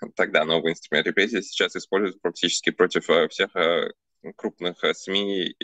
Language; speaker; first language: Russian; early bilingual, other home language; Armenian